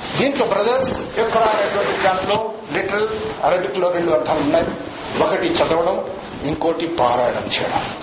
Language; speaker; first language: Telugu; non-native, local second language; Urdu